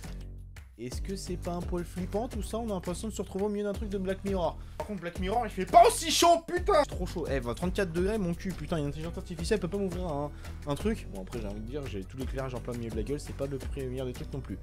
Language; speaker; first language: French; native; French